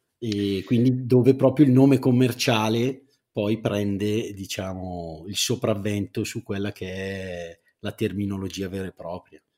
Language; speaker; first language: Italian; native; Italian